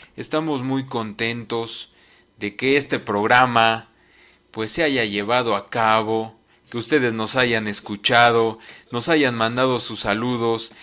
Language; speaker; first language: Spanish; native; Spanish